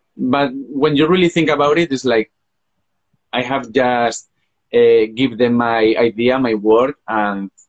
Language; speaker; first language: English; non-native, fluent; Spanish